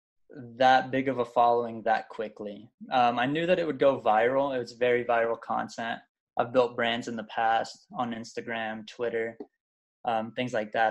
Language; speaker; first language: English; early bilingual, other home language; German